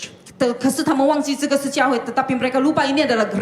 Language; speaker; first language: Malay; non-native, local second language; Chinese